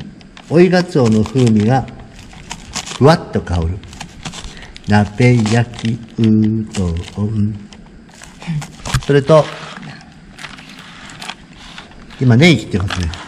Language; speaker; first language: Japanese; native; Japanese